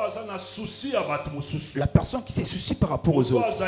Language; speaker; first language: French; non-native, local second language; Lingala